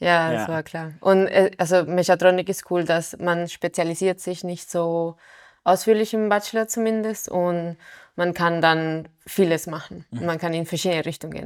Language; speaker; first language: German; non-native, fluent; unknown